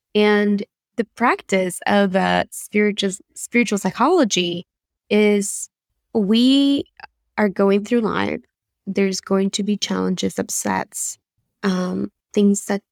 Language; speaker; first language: English; non-native, fluent; Spanish